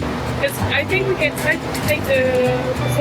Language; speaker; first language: English; non-native, fluent; French